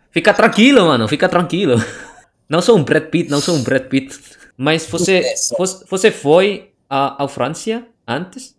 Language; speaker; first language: Portuguese; non-native, fluent; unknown